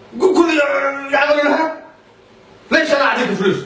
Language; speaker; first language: Arabic; non-native, learner; Somali